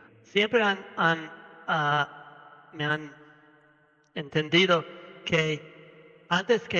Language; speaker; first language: Spanish; non-native, learner; English